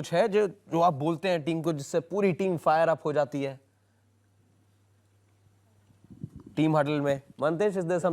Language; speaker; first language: Hindi; native; Hindi